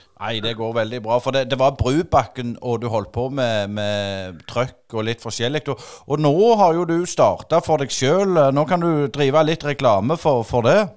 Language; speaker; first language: Norwegian; native; Norwegian